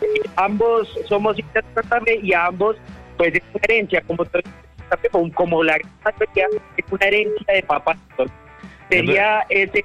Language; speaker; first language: Spanish; native; Spanish